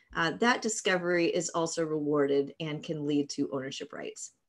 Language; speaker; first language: English; native; English